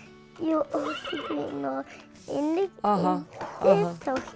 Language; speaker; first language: Mongolian; early bilingual, heritage; Mongolian